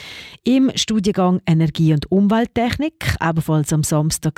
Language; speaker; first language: German; native; German